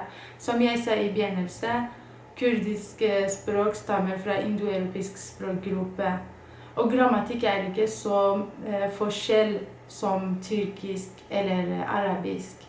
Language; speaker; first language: Norwegian; non-native, fluent; Kurdish